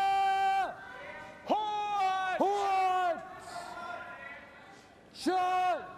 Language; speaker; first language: Swedish; native; Swedish